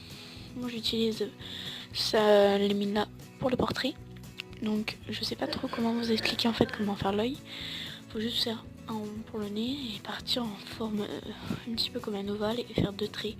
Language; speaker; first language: French; native; French